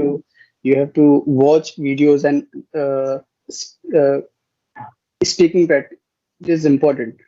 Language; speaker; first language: English; non-native, learner; Hindi